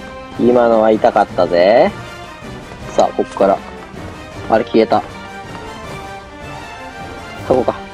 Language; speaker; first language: Japanese; native; Japanese